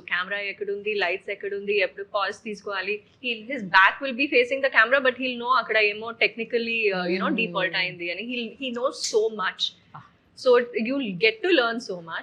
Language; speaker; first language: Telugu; non-native, local second language; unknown